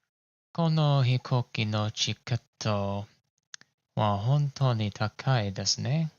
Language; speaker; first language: Japanese; non-native, learner; English